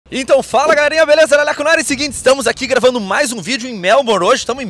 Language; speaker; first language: Portuguese; native; Portuguese